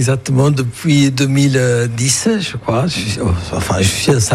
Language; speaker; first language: French; non-native, fluent; Italian